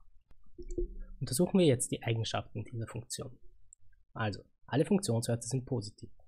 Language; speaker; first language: German; native; German